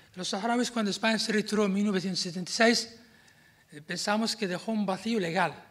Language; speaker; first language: Spanish; non-native, fluent; Arabic